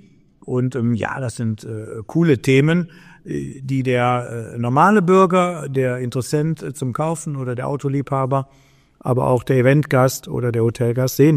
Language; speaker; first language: German; native; German